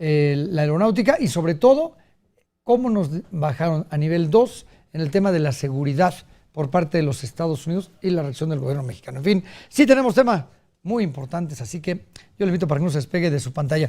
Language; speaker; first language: Spanish; native; Spanish